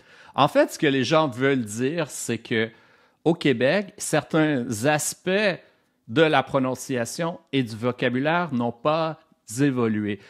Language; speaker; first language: French; native; French